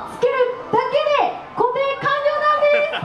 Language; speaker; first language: Japanese; native; Japanese